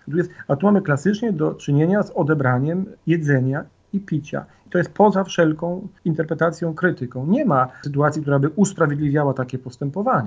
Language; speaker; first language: Polish; native; Polish